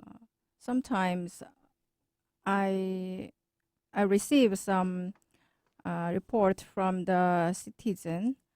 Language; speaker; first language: English; non-native, learner; Korean